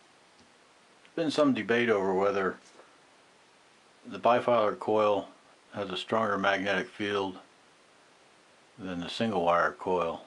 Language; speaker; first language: English; native; English